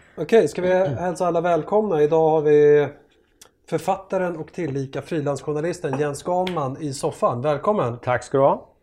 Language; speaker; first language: Swedish; native; Swedish